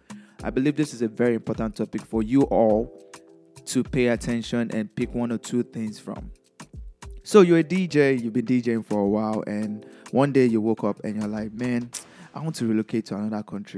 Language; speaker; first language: English; non-native, local second language; Yoruba